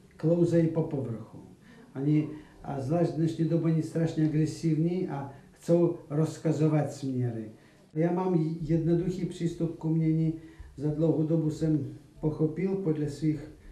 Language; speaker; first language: Czech; non-native, fluent; Russian